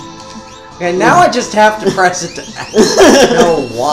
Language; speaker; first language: English; native; English